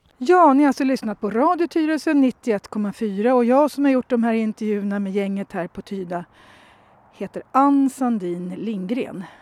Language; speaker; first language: Swedish; native; Swedish